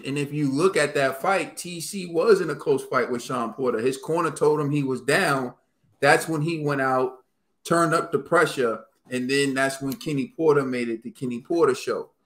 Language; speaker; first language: English; native; English